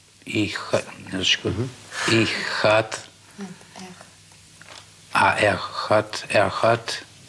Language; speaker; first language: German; non-native, learner; Russian